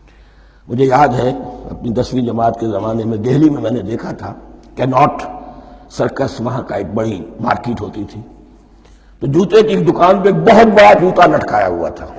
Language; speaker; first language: Urdu; native; Urdu